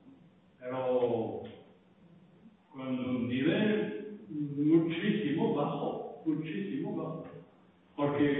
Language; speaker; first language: Spanish; non-native, fluent; French